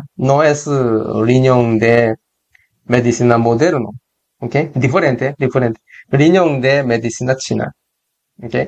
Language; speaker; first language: Spanish; non-native, learner; Korean